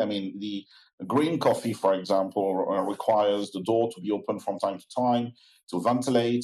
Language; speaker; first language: English; non-native, fluent; French